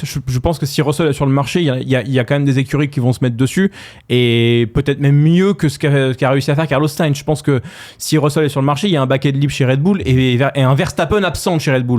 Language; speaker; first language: French; native; French